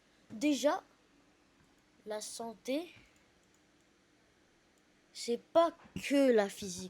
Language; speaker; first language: French; non-native, learner; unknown